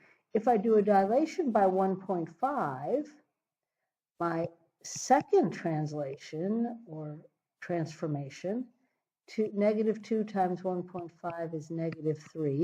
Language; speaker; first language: English; native; English